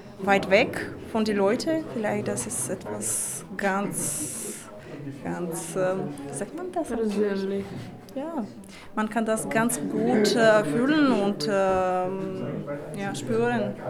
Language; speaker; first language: German; non-native, learner; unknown